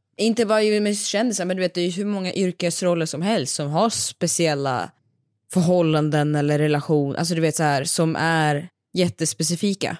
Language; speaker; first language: Swedish; early bilingual, other home language; Russian